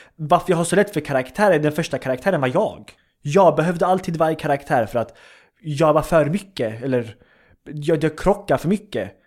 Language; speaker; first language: Swedish; early bilingual, other home language; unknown